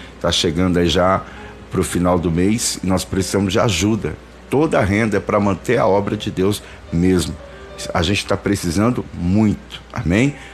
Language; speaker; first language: Portuguese; native; Portuguese